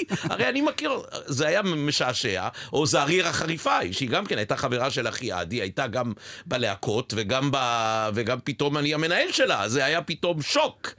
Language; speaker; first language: Hebrew; native; Hebrew